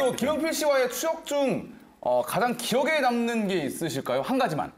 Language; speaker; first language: Korean; native; Korean